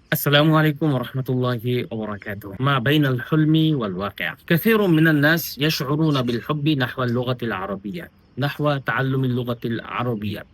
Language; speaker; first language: Arabic; non-native, fluent; Bangla